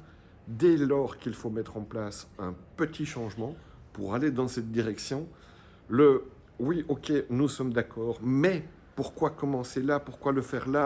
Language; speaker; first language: French; native; French